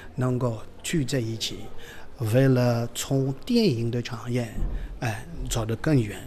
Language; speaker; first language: Chinese; non-native, fluent; French